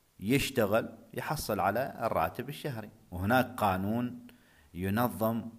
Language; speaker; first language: Arabic; native; Arabic